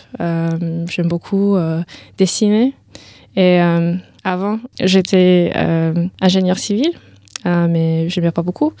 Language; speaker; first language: French; non-native, learner; English